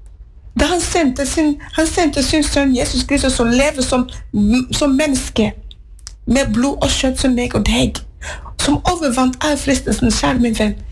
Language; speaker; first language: Norwegian; non-native, fluent; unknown